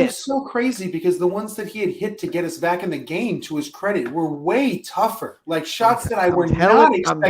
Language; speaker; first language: English; native; English